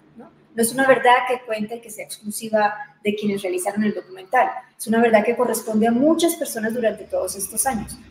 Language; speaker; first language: Spanish; native; Spanish